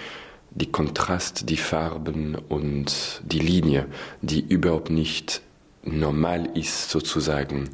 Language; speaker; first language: German; non-native, fluent; French